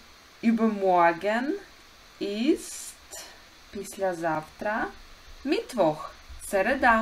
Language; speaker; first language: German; non-native, fluent; Ukrainian